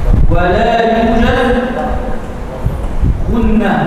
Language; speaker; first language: Arabic; native; Arabic